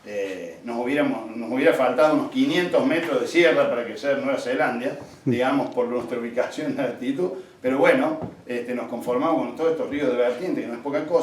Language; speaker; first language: Spanish; native; Spanish